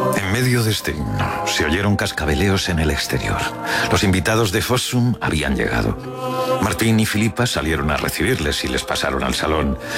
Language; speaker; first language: Spanish; native; Spanish